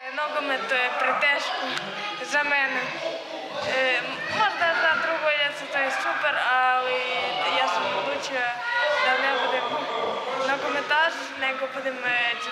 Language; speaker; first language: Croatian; non-native, learner; Ukrainian